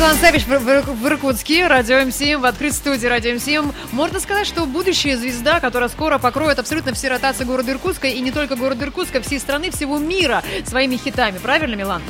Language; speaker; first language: Russian; native; Russian